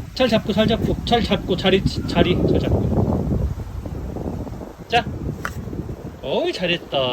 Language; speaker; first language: Korean; native; Korean